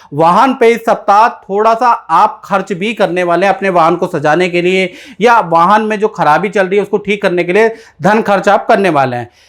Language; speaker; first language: Hindi; native; Hindi